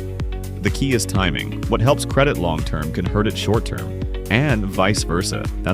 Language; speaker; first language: English; native; English